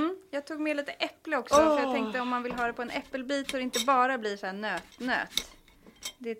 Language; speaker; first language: Swedish; native; Swedish